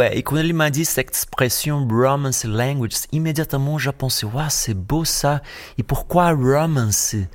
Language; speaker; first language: French; non-native, fluent; Portuguese